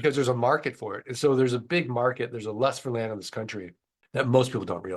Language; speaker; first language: English; native; English